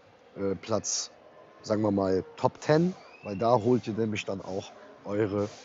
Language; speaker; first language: German; native; German